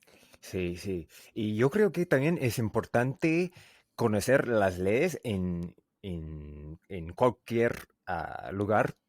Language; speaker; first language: Spanish; non-native, learner; English